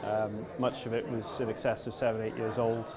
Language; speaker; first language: English; native; English